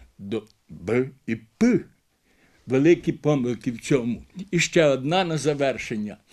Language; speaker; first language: Ukrainian; native; Ukrainian